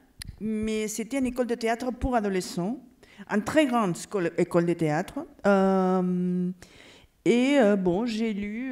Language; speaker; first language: French; non-native, fluent; Catalan